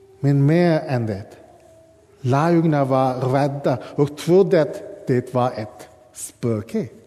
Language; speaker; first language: Swedish; non-native, fluent; English